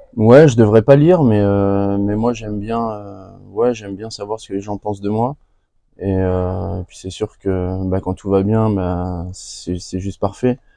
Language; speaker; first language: French; native; French